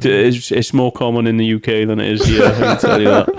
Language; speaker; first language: English; native; English